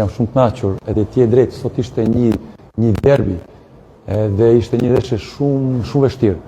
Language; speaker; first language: Albanian; non-native, learner; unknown